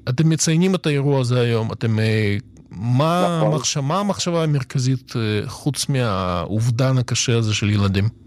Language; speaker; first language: Hebrew; non-native, fluent; Russian